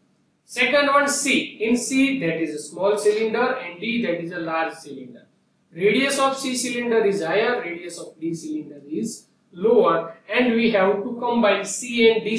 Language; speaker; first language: English; non-native, local second language; Gujarati